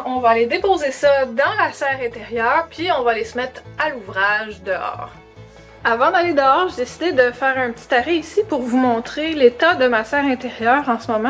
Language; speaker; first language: French; native; French